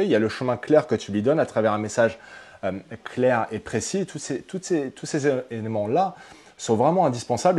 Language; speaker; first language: French; native; French